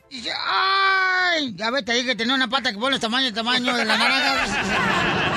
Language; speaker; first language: Spanish; native; Spanish